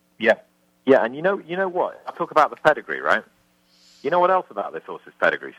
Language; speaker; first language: English; native; English